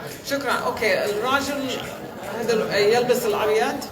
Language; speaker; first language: Arabic; early bilingual, heritage; Arabic